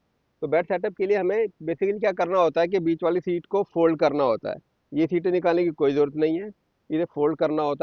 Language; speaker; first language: Hindi; native; Hindi